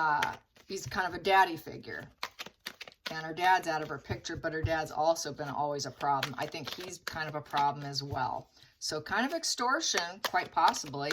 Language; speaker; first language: English; native; English